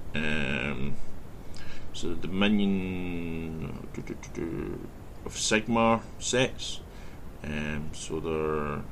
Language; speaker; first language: English; native; English